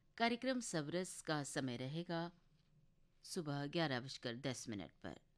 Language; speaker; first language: Hindi; native; Hindi